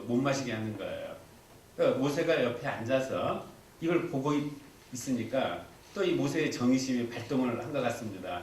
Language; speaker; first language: Korean; native; Korean